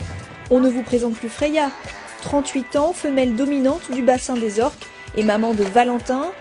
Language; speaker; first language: French; native; French